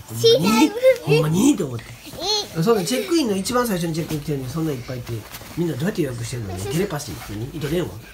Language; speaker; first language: Japanese; native; Japanese